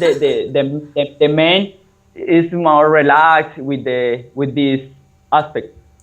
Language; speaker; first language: English; non-native, learner; Spanish